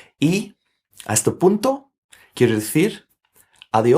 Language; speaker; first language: Spanish; non-native, fluent; English